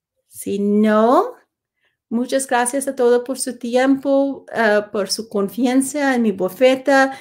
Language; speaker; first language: Spanish; non-native, learner; English